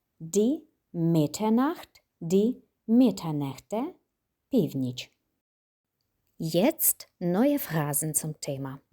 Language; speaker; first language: German; non-native, fluent; Ukrainian